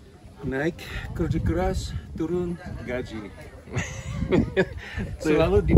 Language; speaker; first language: Indonesian; non-native, learner; English